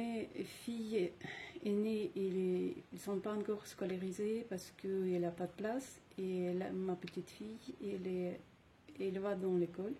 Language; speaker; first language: French; non-native, fluent; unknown